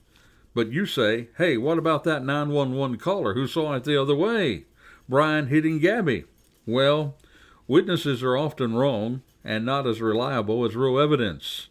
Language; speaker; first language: English; native; English